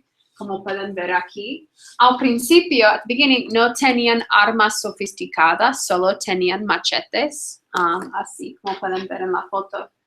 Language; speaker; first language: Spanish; non-native, fluent; English